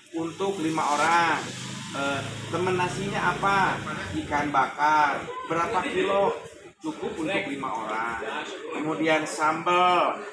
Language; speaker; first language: Indonesian; non-native, local second language; Sundanese